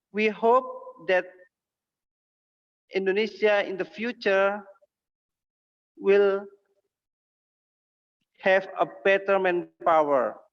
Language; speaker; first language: English; non-native, learner; Indonesian